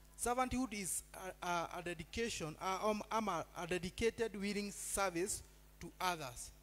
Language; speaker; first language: English; non-native, local second language; Swahili